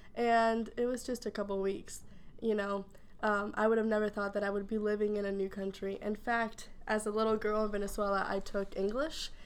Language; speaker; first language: English; early bilingual, other home language; Spanish